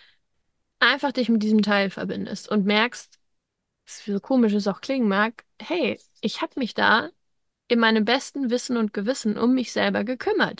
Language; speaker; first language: German; native; German